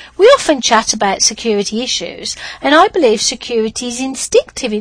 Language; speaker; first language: English; native; English